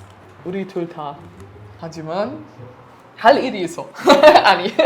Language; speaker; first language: Korean; non-native, learner; German